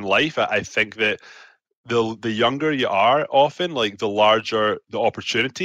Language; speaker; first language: English; native; English